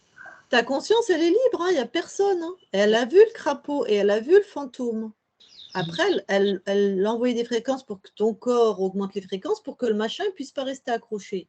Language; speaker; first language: French; native; French